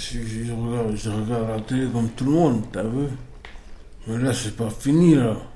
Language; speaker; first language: French; non-native, learner; Arabic